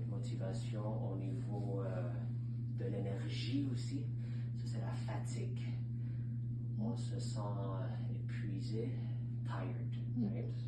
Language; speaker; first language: French; native; French